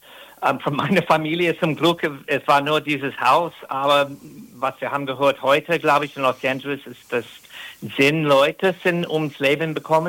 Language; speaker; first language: German; non-native, fluent; English